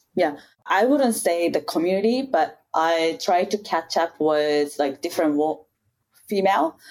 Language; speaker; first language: English; non-native, fluent; Japanese